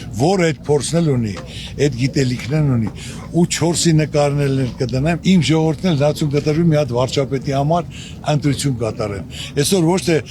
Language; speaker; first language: Armenian; native; Armenian